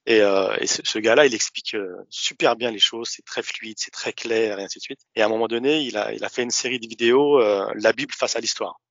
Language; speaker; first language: French; early bilingual, other home language; Arabic